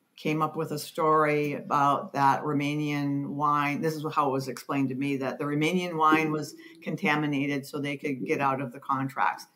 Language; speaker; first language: English; native; English